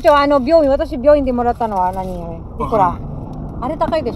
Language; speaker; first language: Japanese; non-native, learner; Filipino